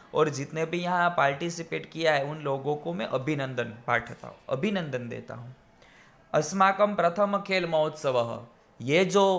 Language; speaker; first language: Hindi; non-native, local second language; Gujarati